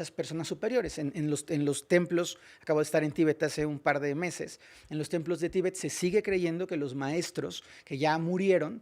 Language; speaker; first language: Spanish; native; Spanish